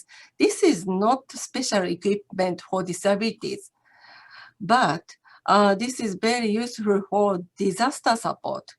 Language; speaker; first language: English; non-native, learner; Japanese